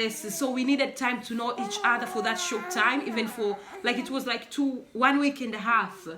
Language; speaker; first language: English; non-native, local second language; Swahili